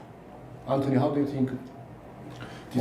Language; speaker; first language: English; non-native, learner; Korean